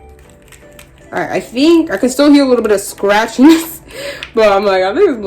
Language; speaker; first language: English; native; English